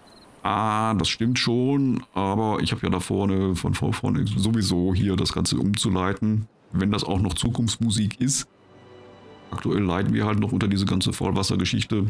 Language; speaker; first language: German; native; German